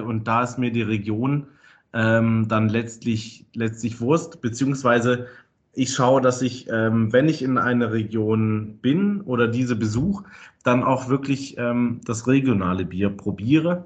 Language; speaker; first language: German; native; German